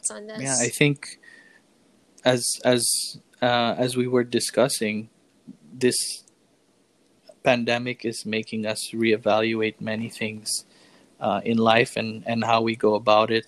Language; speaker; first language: English; non-native, local second language; Filipino